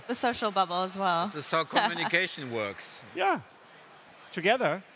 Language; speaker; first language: English; native; English